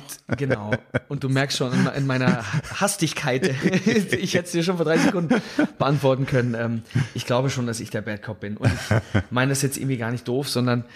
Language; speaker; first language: German; native; German